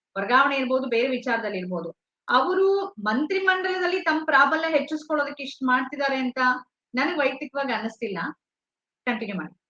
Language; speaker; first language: Kannada; native; Kannada